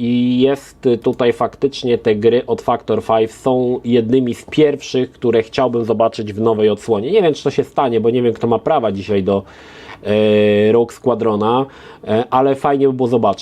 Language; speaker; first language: Polish; native; Polish